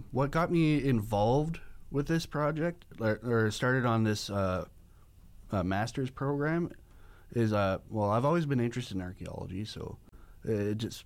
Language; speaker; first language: English; native; English